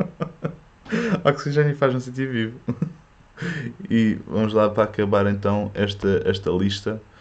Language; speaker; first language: Portuguese; early bilingual, other home language; French